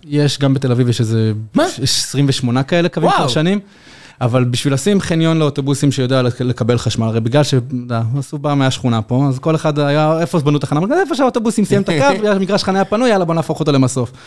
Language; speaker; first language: Hebrew; native; Hebrew